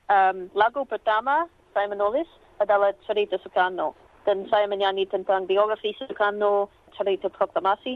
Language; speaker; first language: Indonesian; non-native, learner; English